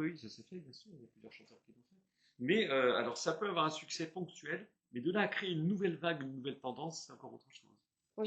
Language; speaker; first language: French; native; French